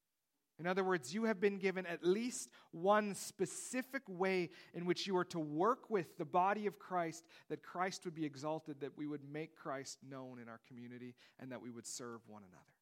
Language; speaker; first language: English; native; English